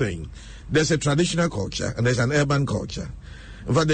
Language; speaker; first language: English; non-native, local second language; Akan